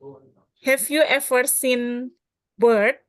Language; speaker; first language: English; non-native, learner; Indonesian